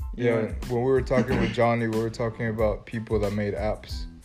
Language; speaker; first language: English; early bilingual, other home language; Spanish